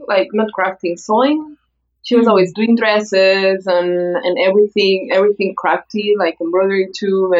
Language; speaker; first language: English; non-native, fluent; Spanish